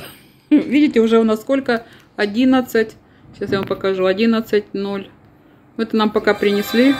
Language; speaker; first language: Russian; native; Russian